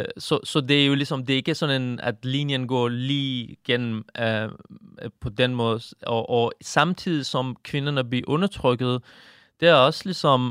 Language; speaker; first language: Danish; non-native, fluent; Persian